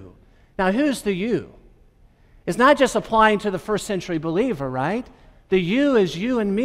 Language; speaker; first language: English; native; English